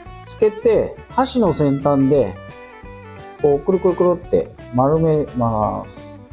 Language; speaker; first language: Japanese; native; Japanese